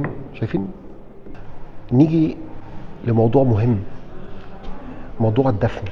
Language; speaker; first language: Arabic; native; Arabic